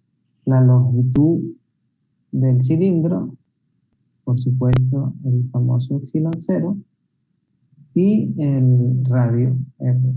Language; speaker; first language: Spanish; native; Spanish